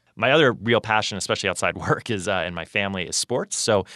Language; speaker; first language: English; native; English